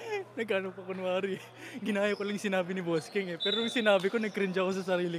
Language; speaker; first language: Filipino; native; Filipino